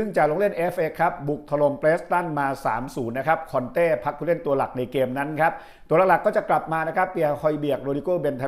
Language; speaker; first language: Thai; native; Thai